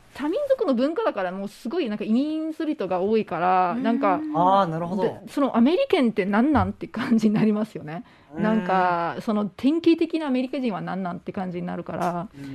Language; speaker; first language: Japanese; non-native, fluent; English